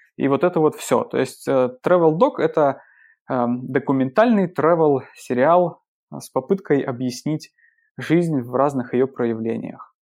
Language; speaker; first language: Russian; native; Russian